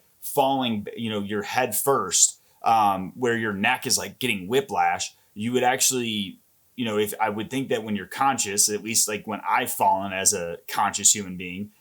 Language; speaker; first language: English; native; English